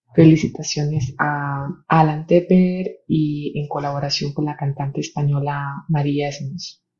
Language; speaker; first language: Spanish; native; Spanish